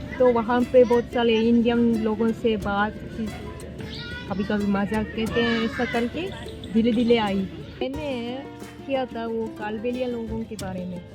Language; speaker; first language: Hindi; non-native, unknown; Japanese